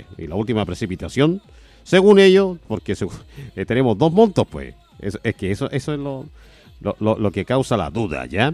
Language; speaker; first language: Spanish; native; Spanish